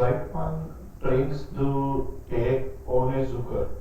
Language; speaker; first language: German; non-native, learner; Hindi